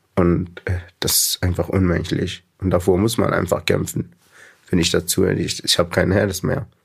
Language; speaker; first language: German; non-native, fluent; Arabic